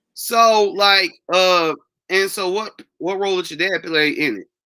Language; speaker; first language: English; native; English